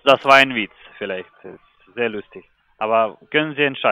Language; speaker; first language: German; non-native, learner; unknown